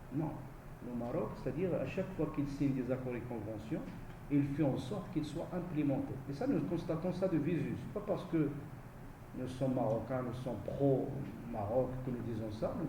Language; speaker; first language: French; non-native, local second language; Arabic